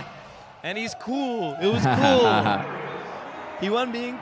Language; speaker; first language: English; native; English